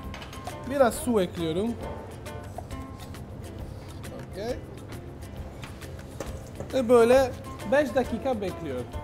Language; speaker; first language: Turkish; non-native, learner; Italian